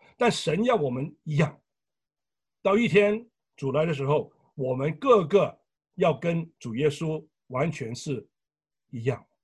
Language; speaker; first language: Chinese; native; Chinese